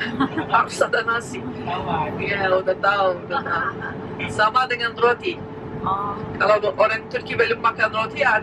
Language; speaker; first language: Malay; non-native, fluent; Turkish